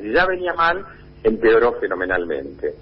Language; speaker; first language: Spanish; native; Spanish